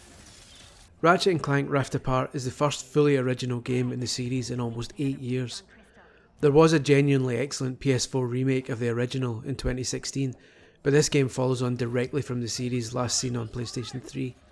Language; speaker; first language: English; native; English